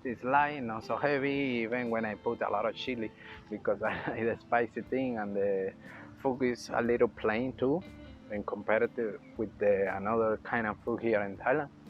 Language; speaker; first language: English; non-native, learner; Spanish